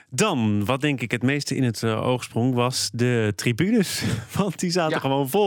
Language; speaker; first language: Dutch; native; Dutch